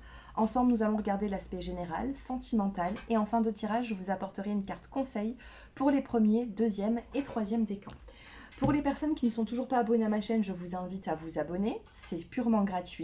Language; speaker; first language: French; native; French